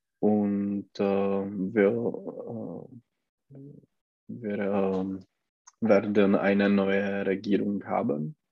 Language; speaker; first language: German; non-native, learner; Czech